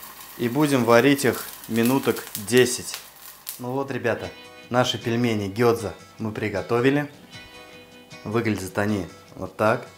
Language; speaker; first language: Russian; native; Russian